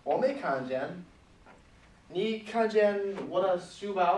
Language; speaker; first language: Chinese; non-native, learner; English